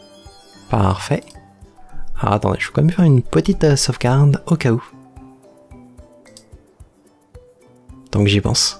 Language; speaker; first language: French; native; French